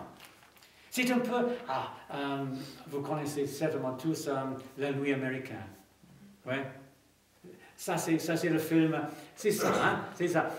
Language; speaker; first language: French; non-native, fluent; English